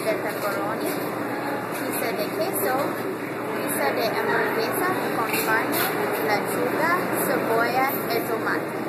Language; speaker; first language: Spanish; non-native, learner; English